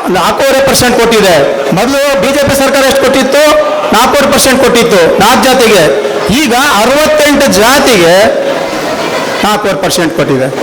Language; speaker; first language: Kannada; non-native, local second language; Lambadi